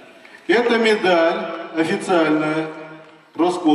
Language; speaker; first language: Russian; native; Russian